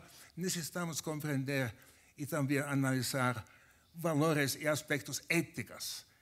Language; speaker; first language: Spanish; non-native, fluent; Finnish